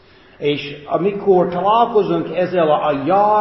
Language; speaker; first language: Hungarian; non-native, fluent; English